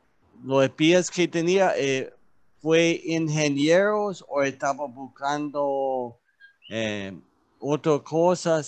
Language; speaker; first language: Spanish; non-native, learner; English